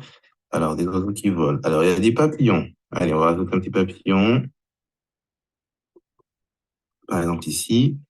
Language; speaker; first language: French; native; French